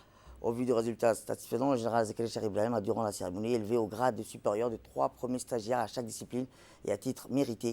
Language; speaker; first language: French; native; French